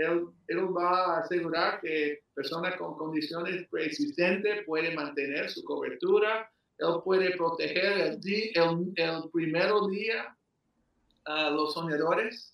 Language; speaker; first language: Spanish; early bilingual, heritage; English